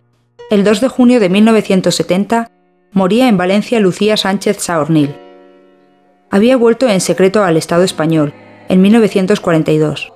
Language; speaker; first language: Spanish; non-native, fluent; English